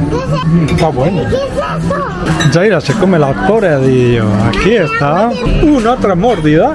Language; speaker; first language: Spanish; non-native, fluent; Italian